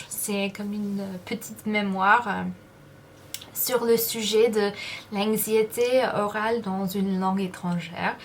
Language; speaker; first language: French; non-native, fluent; English